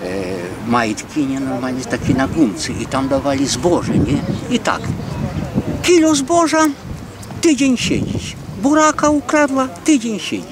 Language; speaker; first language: Polish; early bilingual, heritage; Polish